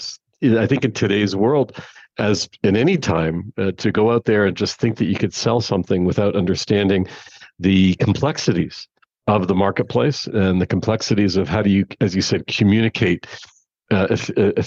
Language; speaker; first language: English; native; English